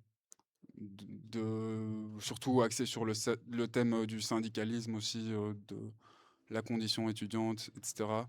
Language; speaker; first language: French; native; French